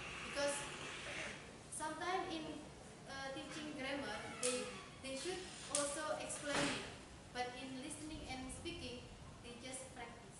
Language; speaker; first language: English; non-native, fluent; Indonesian